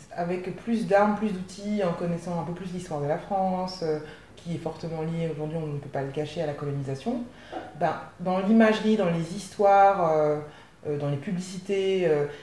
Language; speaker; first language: French; native; French